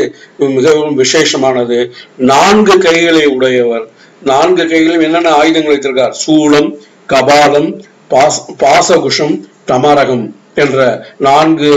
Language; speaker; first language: Tamil; native; Tamil